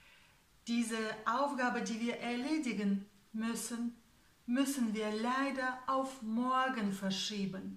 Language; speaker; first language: German; non-native, fluent; Russian